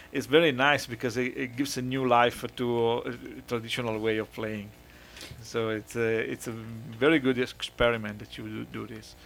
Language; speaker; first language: English; non-native, fluent; Italian